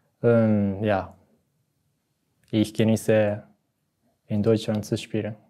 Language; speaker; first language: German; non-native, learner; Japanese